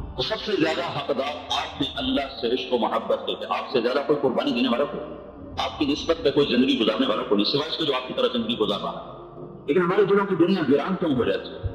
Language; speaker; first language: Urdu; non-native, local second language; Saraiki